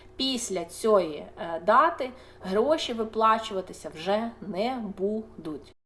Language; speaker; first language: Ukrainian; non-native, local second language; Russian